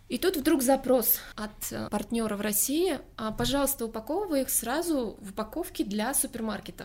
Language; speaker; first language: Russian; non-native, local second language; Tajik